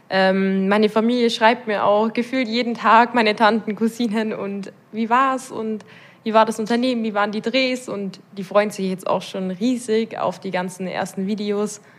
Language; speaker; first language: German; native; German